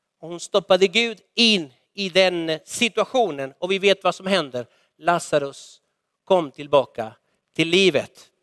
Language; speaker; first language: Swedish; non-native, fluent; Spanish